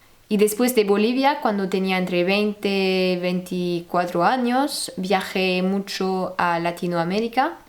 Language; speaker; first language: Spanish; non-native, fluent; French